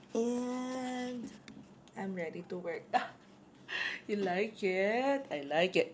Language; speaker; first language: English; non-native, local second language; Filipino